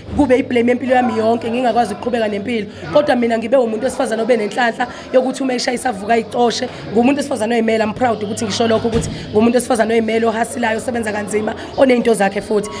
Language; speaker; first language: Zulu; native; Zulu